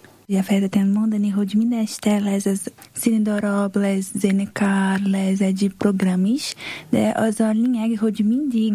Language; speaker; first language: Hungarian; non-native, learner; Portuguese